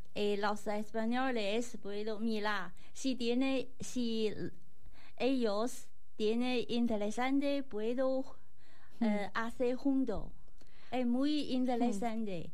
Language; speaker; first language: Spanish; non-native, learner; Chinese